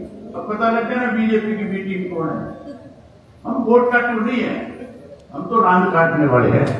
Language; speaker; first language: Hindi; native; Hindi